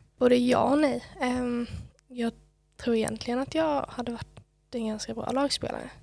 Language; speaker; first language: Swedish; native; Swedish